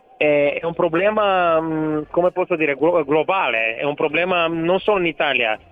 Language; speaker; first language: Italian; non-native, fluent; Bulgarian